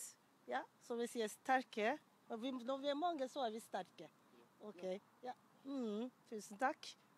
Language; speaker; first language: Norwegian; non-native, fluent; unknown